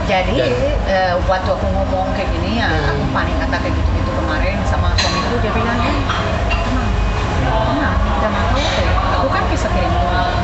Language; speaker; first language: Indonesian; non-native, fluent; Spanish